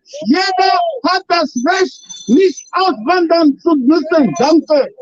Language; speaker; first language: German; non-native, fluent; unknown